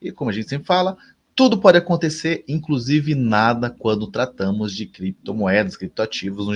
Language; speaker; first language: Portuguese; native; Portuguese